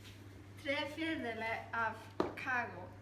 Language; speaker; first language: Danish; non-native, learner; Norwegian